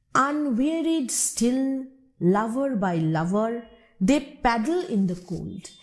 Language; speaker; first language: English; non-native, local second language; Bangla